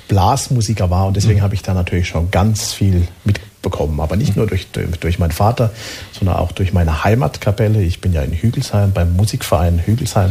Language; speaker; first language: German; native; German